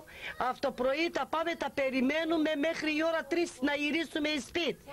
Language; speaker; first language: Greek; non-native, local second language; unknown